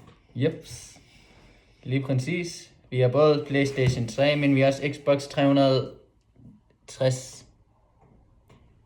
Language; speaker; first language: Danish; native; Danish